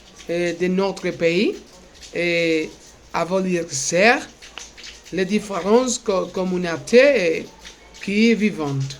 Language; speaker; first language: French; non-native, learner; Spanish